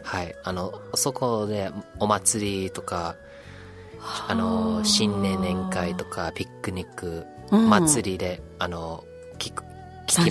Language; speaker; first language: Japanese; non-native, learner; English